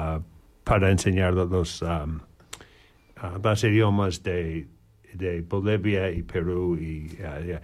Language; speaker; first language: Spanish; non-native, learner; English